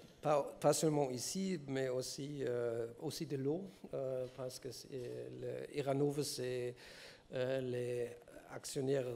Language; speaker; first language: French; non-native, learner; German